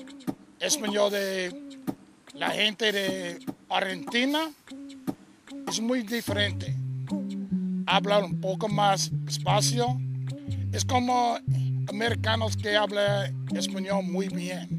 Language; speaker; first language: Spanish; non-native, learner; English